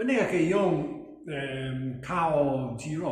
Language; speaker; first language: Chinese; non-native, learner; Italian